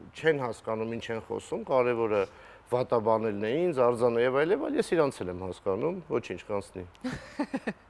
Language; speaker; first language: Armenian; native; Armenian